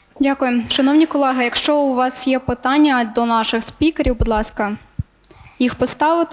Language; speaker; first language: Ukrainian; native; Ukrainian